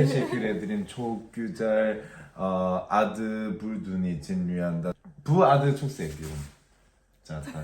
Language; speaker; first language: Turkish; non-native, learner; Korean